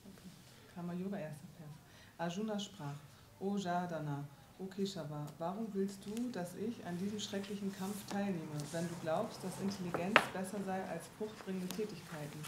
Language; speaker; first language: German; native; German